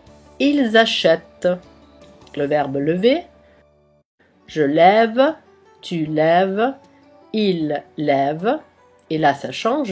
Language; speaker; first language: French; non-native, fluent; Italian